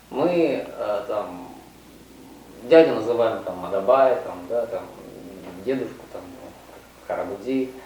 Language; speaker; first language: Russian; non-native, learner; Korean